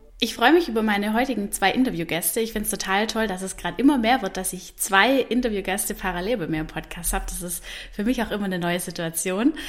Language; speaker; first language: German; native; German